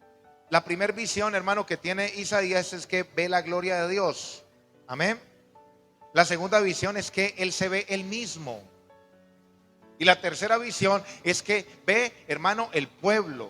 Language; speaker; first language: Spanish; native; Spanish